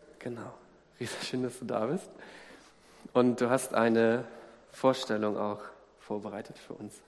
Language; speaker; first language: German; native; German